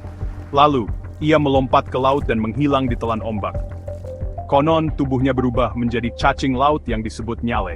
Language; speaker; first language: Indonesian; native; Indonesian